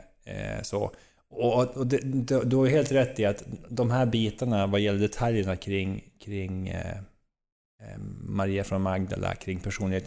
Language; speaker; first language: Swedish; native; Swedish